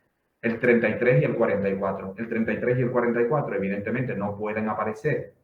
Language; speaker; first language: Spanish; native; Spanish